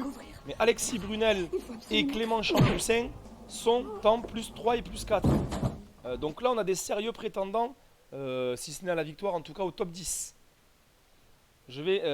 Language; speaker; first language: French; native; French